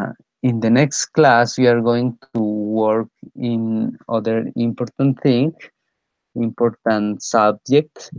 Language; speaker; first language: English; non-native, fluent; Spanish